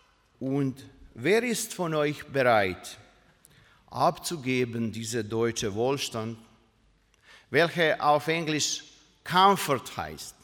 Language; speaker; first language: German; non-native, learner; Croatian